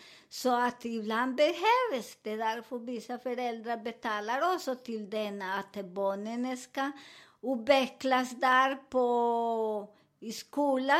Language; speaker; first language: Swedish; non-native, fluent; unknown